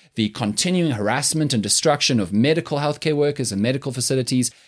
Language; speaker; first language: English; native; English